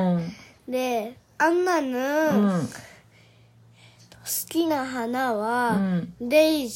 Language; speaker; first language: Japanese; early bilingual, other home language; Korean